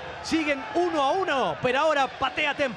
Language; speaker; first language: Spanish; native; Spanish